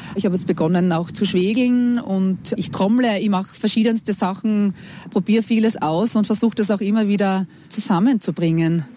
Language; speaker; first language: German; native; German